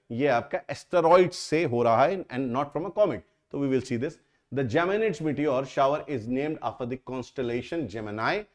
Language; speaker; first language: Hindi; native; Hindi